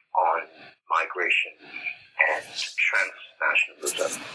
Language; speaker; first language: English; non-native, local second language; Yoruba